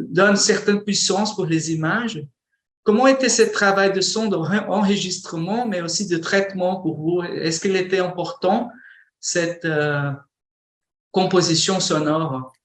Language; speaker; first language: French; non-native, fluent; Portuguese